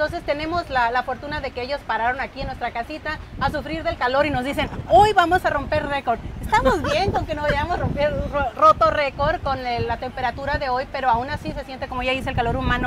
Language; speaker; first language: Spanish; native; Spanish